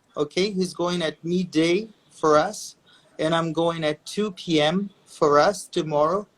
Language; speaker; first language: English; non-native, fluent; Portuguese